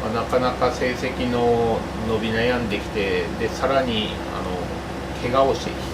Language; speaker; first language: Japanese; native; Japanese